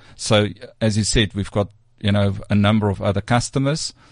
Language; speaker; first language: English; non-native, local second language; Afrikaans